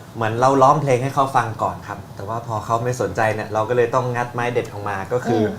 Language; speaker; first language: Thai; native; Thai